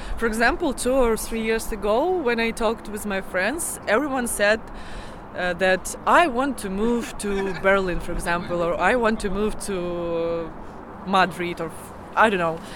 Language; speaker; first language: English; non-native, learner; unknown